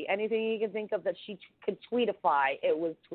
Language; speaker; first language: English; native; English